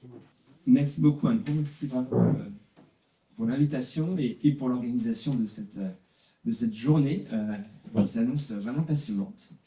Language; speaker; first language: French; native; French